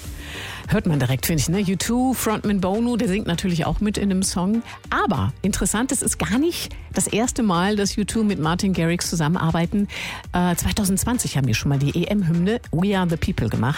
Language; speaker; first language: German; native; German